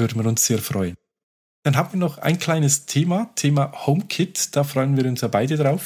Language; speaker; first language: German; native; German